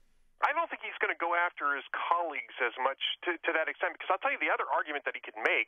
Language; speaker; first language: English; native; English